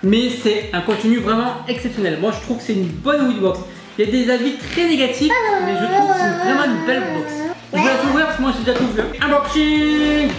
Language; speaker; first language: French; native; French